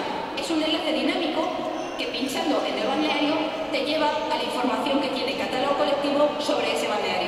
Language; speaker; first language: Spanish; native; Spanish